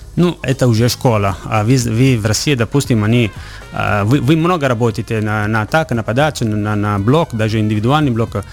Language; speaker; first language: Russian; non-native, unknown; Italian